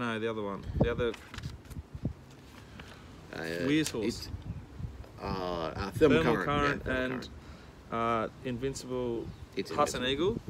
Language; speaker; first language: English; native; English